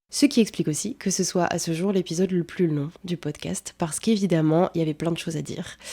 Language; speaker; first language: French; native; French